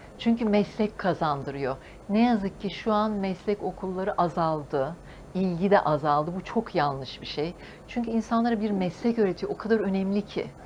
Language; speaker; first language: Turkish; native; Turkish